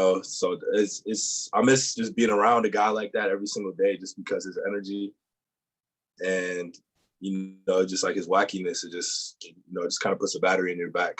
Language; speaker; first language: English; native; English